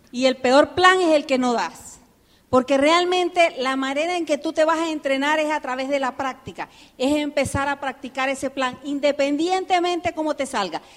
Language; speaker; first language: Spanish; early bilingual, heritage; Spanish